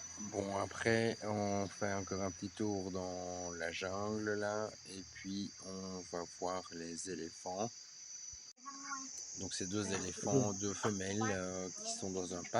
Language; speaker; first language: French; native; French